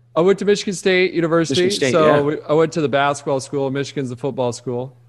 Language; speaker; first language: English; native; English